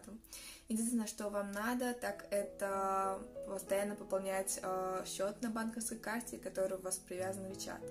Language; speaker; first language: Russian; native; Russian